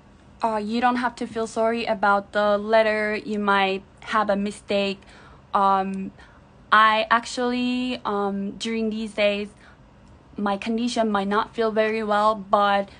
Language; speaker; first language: English; non-native, fluent; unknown